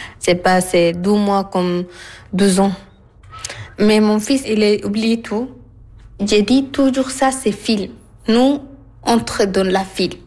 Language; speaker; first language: French; non-native, learner; Arabic